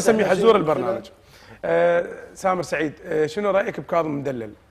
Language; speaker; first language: Arabic; native; Arabic